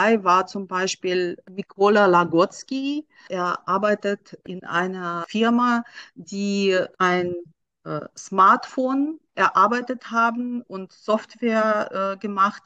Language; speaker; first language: German; non-native, fluent; Russian